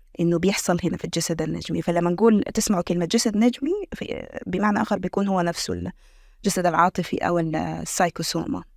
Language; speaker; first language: Arabic; native; Arabic